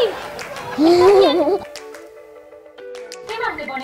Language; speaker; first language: Spanish; native; Spanish